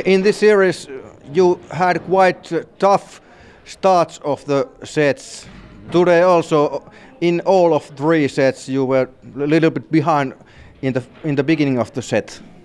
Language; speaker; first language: English; non-native, fluent; Finnish